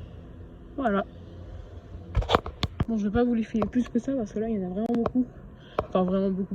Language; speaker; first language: French; native; French